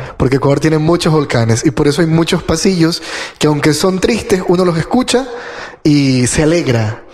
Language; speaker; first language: Spanish; native; Spanish